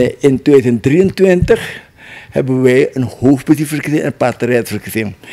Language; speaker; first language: Dutch; non-native, local second language; Javanese